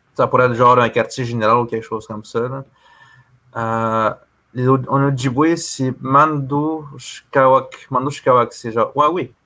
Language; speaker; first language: French; non-native, local second language; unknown